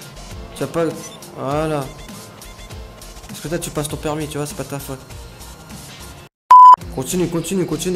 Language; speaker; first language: French; native; French